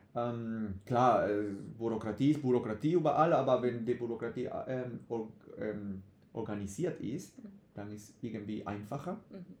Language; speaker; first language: German; non-native, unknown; Spanish